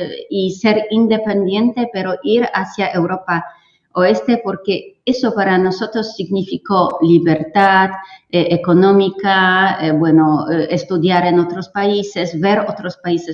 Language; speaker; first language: Spanish; non-native, fluent; Polish